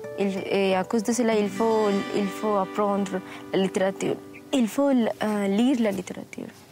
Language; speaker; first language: French; non-native, learner; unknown